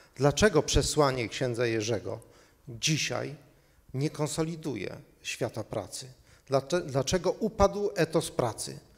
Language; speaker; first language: Polish; native; Polish